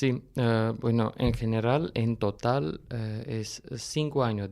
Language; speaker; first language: Spanish; non-native, fluent; Armenian